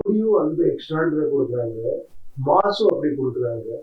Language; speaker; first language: Tamil; non-native, learner; Kannada